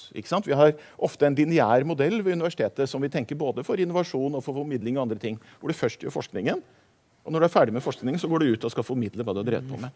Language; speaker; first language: Norwegian; native; Norwegian